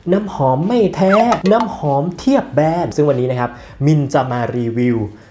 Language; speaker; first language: Thai; native; Thai